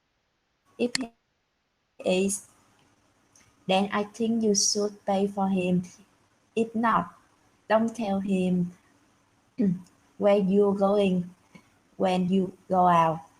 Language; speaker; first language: English; non-native, learner; Vietnamese